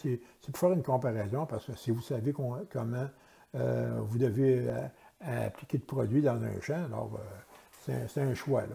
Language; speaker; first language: French; native; French